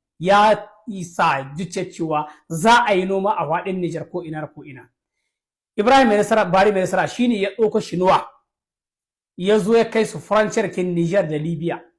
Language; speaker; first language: Hausa; native; Hausa